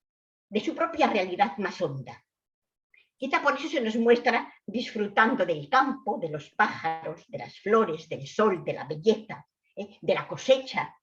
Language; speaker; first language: Spanish; native; Spanish